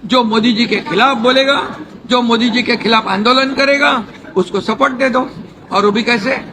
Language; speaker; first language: Hindi; non-native, local second language; Marathi